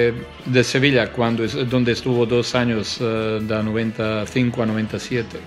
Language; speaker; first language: Spanish; non-native, learner; Croatian